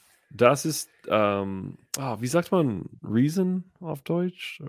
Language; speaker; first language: German; non-native, learner; English